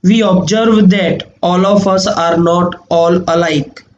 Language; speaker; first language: English; non-native, local second language; Gujarati